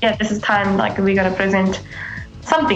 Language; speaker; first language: English; non-native, fluent; Japanese